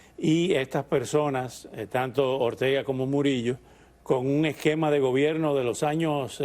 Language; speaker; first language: Spanish; native; Spanish